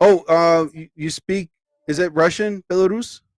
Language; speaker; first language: English; native; English